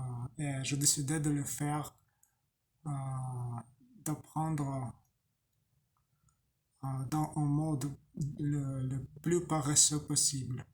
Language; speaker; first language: French; non-native, learner; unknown